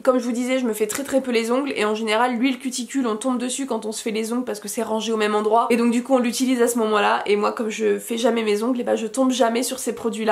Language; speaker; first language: French; native; French